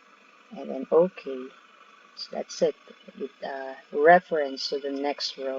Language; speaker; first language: English; non-native, local second language; Filipino